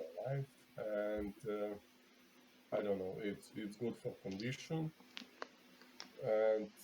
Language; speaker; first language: English; non-native, learner; Serbian